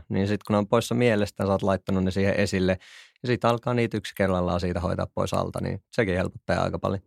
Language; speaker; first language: Finnish; native; Finnish